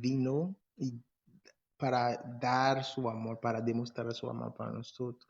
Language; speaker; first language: Spanish; non-native, fluent; English